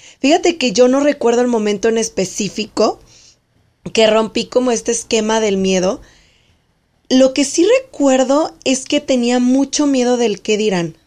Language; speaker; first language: Spanish; native; Spanish